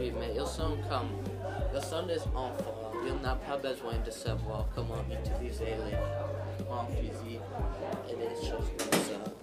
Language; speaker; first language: French; non-native, learner; English